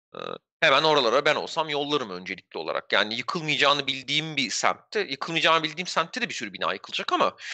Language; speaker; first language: Turkish; native; Turkish